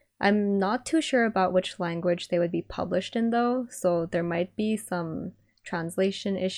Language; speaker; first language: English; non-native, local second language; Iloko